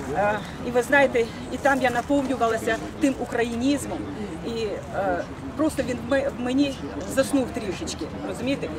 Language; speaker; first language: Ukrainian; native; Ukrainian